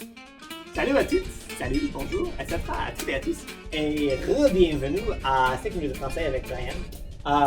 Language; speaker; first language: French; non-native, fluent; English